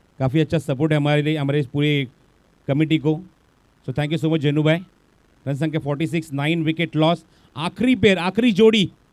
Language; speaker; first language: Hindi; non-native, local second language; Marathi